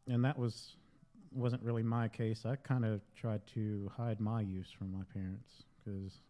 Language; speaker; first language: English; native; English